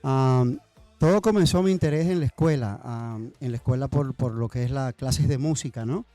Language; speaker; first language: Spanish; early bilingual, other home language; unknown